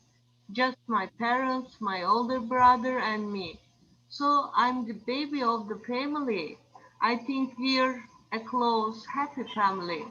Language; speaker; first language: English; non-native, learner; Turkish